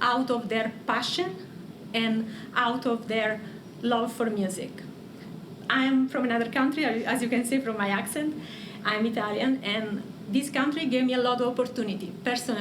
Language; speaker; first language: English; non-native, fluent; Italian